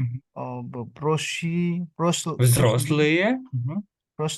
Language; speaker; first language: Russian; non-native, fluent; Indonesian